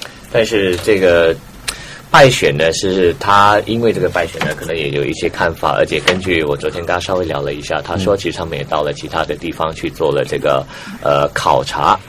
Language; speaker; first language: Chinese; native; Chinese